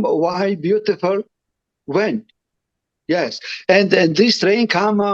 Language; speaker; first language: English; non-native, learner; Romany